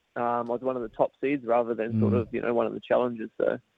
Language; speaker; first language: English; native; English